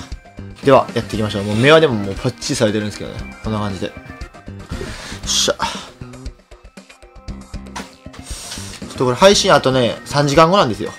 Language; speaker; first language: Japanese; native; Japanese